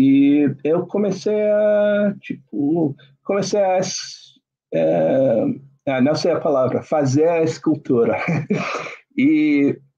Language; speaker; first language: Portuguese; non-native, fluent; English